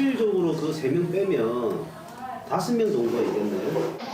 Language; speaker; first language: Korean; native; Korean